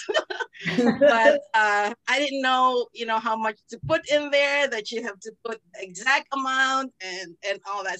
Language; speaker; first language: English; non-native, local second language; Filipino